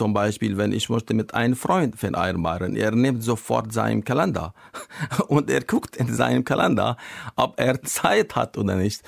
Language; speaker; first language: German; non-native, learner; Arabic